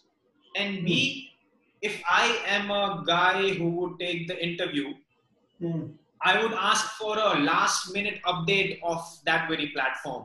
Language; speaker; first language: English; non-native, local second language; Gujarati